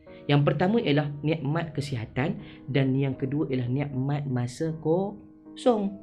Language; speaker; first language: Malay; native; Malay